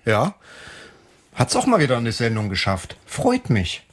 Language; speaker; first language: German; native; German